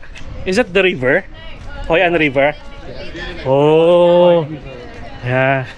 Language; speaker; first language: English; non-native, local second language; Filipino